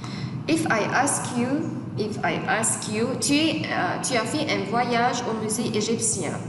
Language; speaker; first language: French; non-native, fluent; Arabic